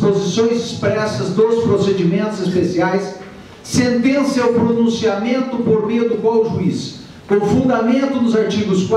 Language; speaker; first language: Portuguese; native; Portuguese